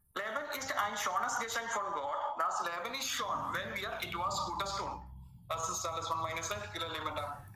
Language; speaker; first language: German; non-native, learner; Malayalam